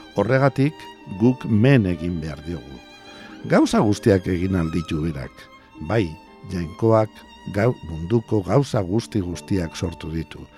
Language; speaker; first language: Basque; native; Basque